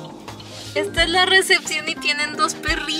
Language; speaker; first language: Spanish; native; Spanish